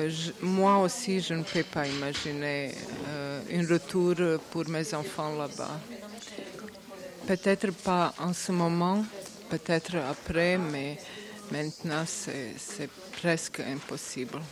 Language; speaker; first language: French; non-native, learner; Bosnian